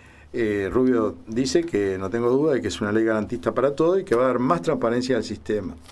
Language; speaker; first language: Spanish; native; Spanish